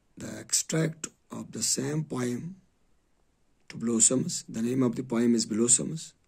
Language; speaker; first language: English; non-native, local second language; Urdu